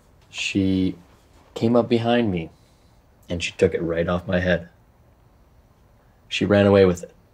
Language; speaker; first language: English; native; English